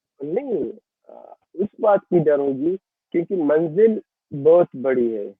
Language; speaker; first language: Urdu; non-native, local second language; Baluchi